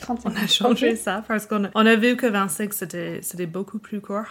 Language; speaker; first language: French; non-native, fluent; English